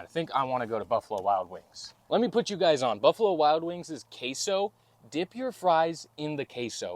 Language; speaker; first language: English; native; English